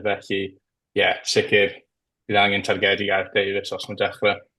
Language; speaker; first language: Welsh; native; Welsh